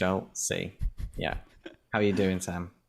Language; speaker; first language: English; native; English